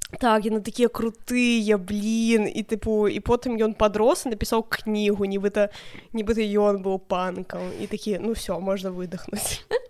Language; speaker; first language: Belarusian; non-native, local second language; Russian